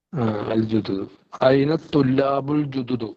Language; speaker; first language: Arabic; non-native, learner; Malayalam